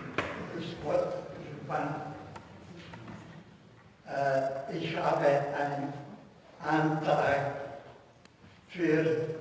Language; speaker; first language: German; non-native, learner; Slovenian